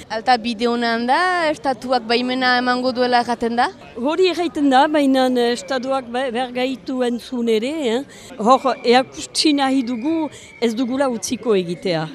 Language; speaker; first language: Basque; native; Basque